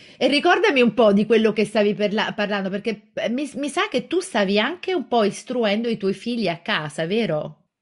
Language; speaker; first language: Italian; native; Italian